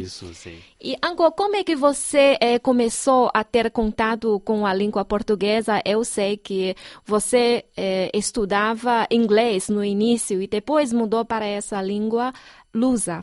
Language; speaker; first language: Portuguese; non-native, fluent; Chinese